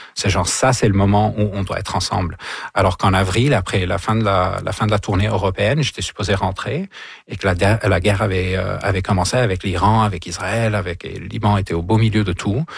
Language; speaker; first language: French; non-native, local second language; Arabic